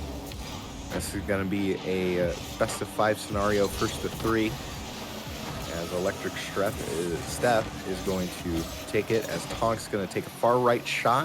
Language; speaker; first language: English; native; English